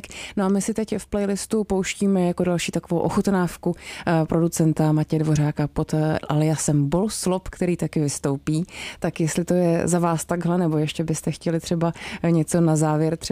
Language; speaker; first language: Czech; native; Czech